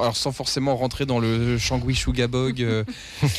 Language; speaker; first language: French; native; French